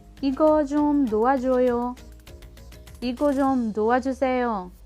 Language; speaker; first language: Korean; non-native, learner; Filipino